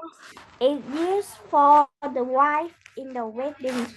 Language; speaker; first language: English; non-native, learner; Vietnamese